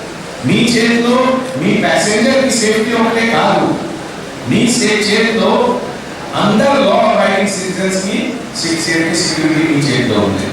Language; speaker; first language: Telugu; non-native, fluent; Hindi